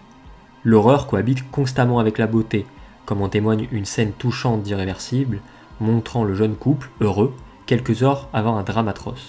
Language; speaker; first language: French; native; French